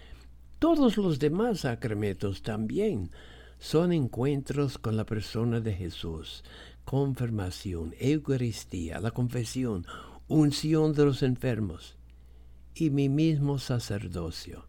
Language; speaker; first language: Spanish; non-native, fluent; English